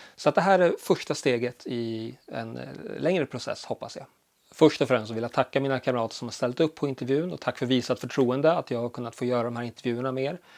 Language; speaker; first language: Swedish; early bilingual, other home language; Polish